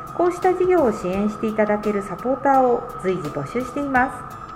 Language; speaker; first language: Japanese; native; Japanese